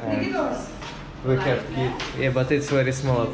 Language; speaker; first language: English; non-native, learner; Russian